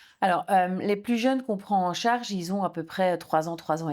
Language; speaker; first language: French; native; French